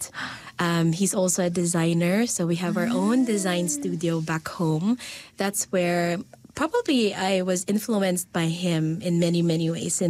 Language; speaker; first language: English; non-native, local second language; Filipino